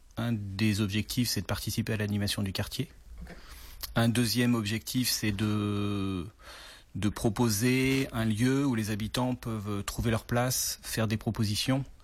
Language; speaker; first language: French; native; French